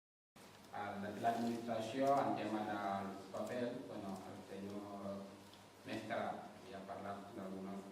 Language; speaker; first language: Catalan; non-native, fluent; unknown